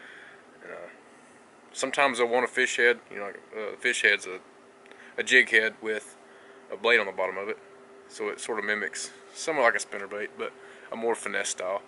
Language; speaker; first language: English; native; English